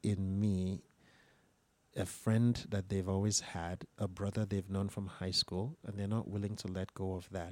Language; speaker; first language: English; non-native, local second language; Igbo